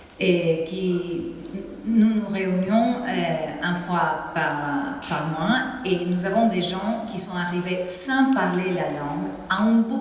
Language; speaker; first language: French; non-native, fluent; Spanish